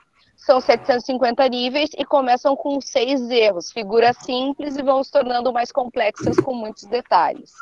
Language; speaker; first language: Portuguese; native; Portuguese